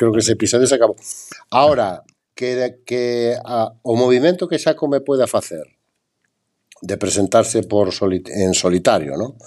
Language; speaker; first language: Spanish; non-native, local second language; Galician